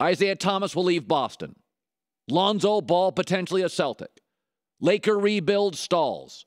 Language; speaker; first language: English; native; English